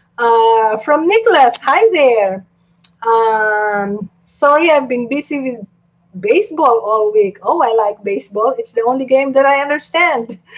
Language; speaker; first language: English; non-native, local second language; Filipino